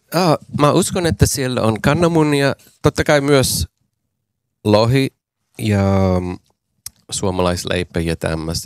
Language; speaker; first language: Finnish; non-native, fluent; English